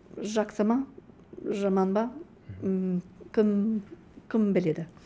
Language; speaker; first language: Kazakh; non-native, learner; English